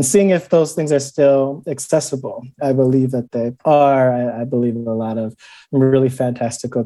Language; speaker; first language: English; native; English